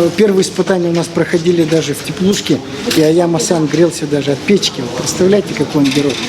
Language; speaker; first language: Russian; native; Russian